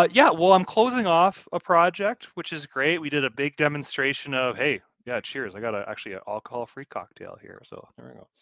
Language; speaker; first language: English; native; English